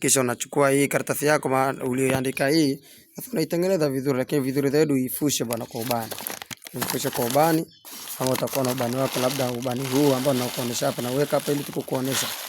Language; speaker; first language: Swahili; native; Swahili